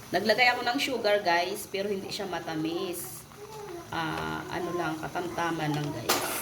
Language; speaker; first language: Filipino; non-native, local second language; Hiligaynon